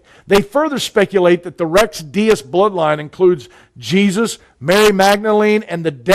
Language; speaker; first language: English; native; English